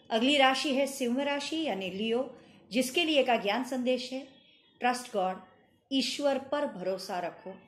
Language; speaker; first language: Hindi; non-native, local second language; Marathi